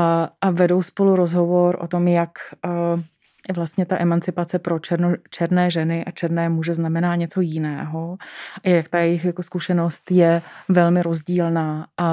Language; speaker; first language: Czech; native; Czech